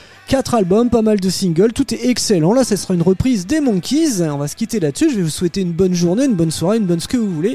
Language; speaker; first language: French; native; French